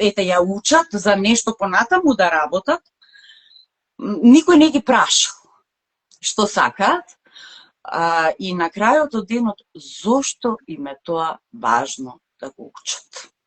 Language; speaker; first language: Macedonian; native; Macedonian